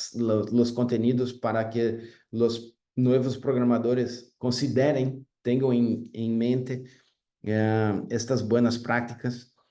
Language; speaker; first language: Spanish; non-native, fluent; Portuguese